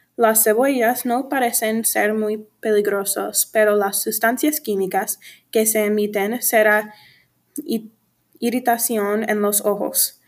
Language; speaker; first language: Spanish; non-native, learner; English